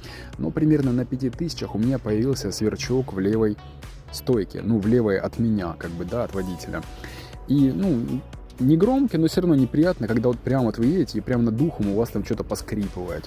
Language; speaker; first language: Russian; native; Russian